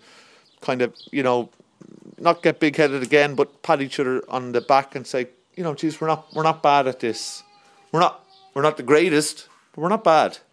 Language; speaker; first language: English; native; English